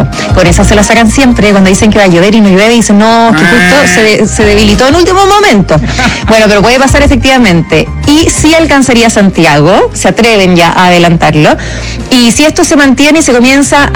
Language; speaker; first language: Spanish; native; Spanish